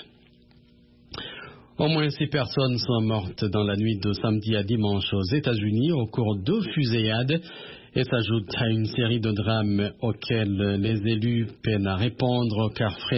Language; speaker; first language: French; non-native, local second language; Rundi